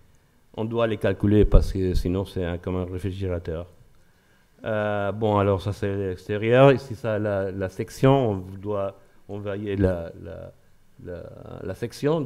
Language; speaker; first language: French; non-native, learner; Spanish